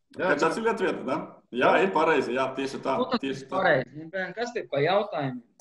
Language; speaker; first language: Latvian; non-native, local second language; Russian